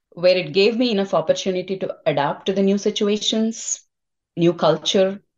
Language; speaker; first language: English; non-native, local second language; Telugu